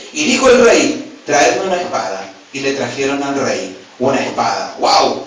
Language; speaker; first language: Spanish; native; Spanish